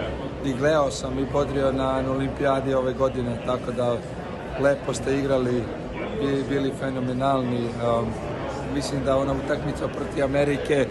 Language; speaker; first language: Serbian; early bilingual, heritage; Slovenian